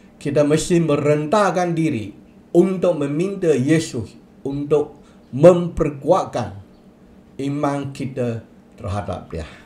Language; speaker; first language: Malay; non-native, local second language; Chinese